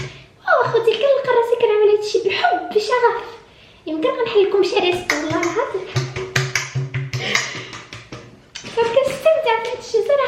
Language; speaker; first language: Arabic; native; Arabic